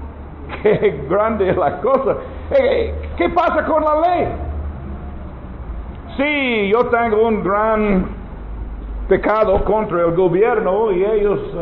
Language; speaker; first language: Spanish; non-native, learner; English